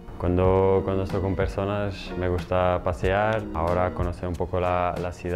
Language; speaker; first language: Spanish; non-native, learner; Portuguese